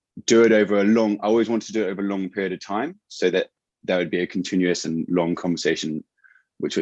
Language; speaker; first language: English; native; English